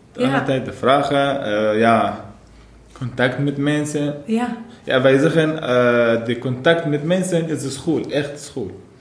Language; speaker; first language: Dutch; non-native, fluent; Arabic